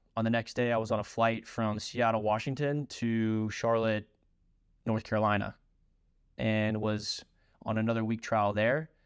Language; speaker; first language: English; native; English